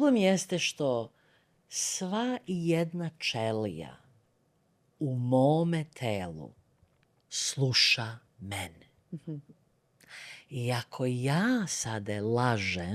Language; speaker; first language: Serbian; early bilingual, other home language; Bosnian